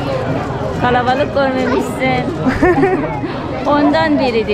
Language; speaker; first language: Turkish; non-native, fluent; Turkmen